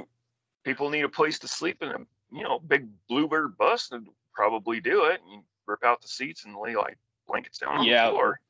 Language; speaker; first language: English; native; English